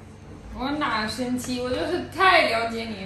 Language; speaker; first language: Chinese; non-native, fluent; Italian